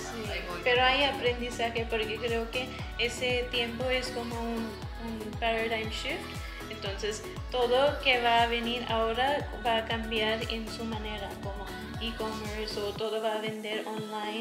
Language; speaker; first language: Spanish; non-native, learner; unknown